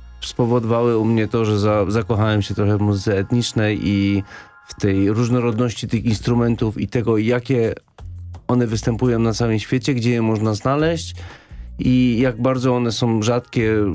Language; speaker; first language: Polish; native; Polish